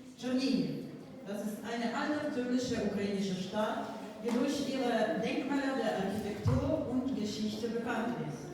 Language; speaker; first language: German; non-native, learner; Ukrainian